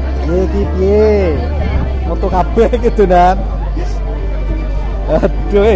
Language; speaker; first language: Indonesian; non-native, local second language; Javanese